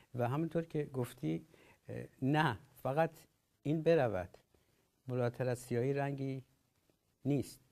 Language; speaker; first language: Persian; native; Persian